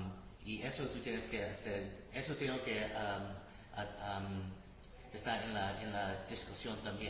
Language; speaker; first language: Spanish; early bilingual, other home language; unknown